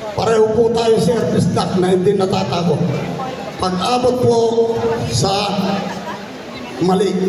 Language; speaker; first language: Filipino; non-native, local second language; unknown